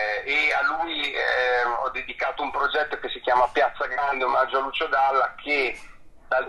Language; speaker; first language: Italian; native; Italian